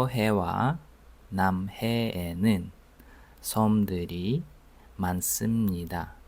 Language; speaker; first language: Korean; non-native, fluent; Russian